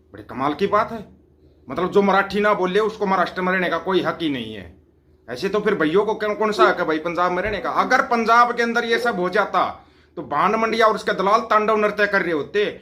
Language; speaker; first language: Hindi; non-native, local second language; Punjabi